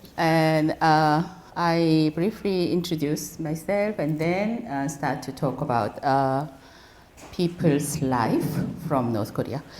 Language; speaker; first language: English; non-native, fluent; Korean